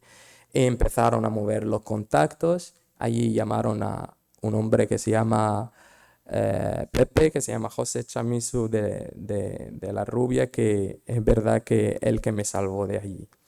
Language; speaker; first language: Spanish; non-native, fluent; Arabic